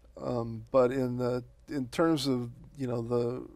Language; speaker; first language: English; native; English